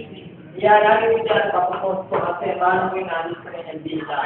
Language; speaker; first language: Filipino; native; Filipino